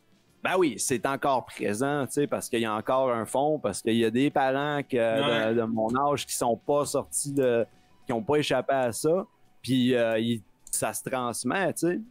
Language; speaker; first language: French; native; French